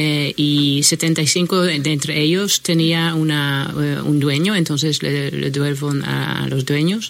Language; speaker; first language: Spanish; non-native, fluent; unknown